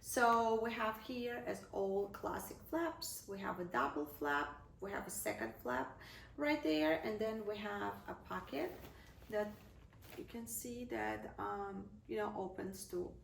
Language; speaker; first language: English; non-native, fluent; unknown